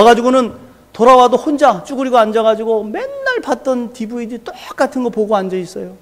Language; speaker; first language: Korean; native; Korean